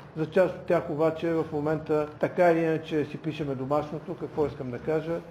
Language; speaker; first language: Bulgarian; native; Bulgarian